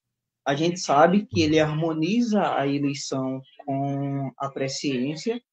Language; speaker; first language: Portuguese; native; Portuguese